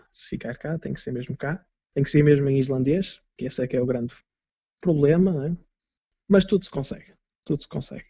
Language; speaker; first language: Portuguese; native; Portuguese